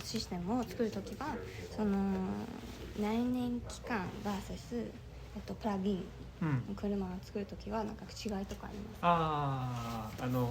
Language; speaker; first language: Japanese; non-native, fluent; French